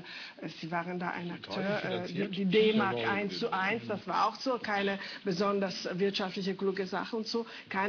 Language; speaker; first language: German; non-native, fluent; Italian